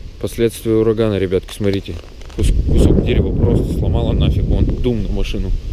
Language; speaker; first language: Russian; early bilingual, heritage; Russian